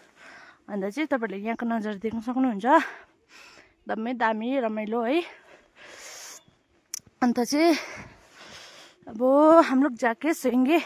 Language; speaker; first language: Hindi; non-native, local second language; Nepali